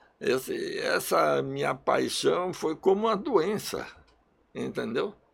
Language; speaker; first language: Portuguese; early bilingual, other home language; Russian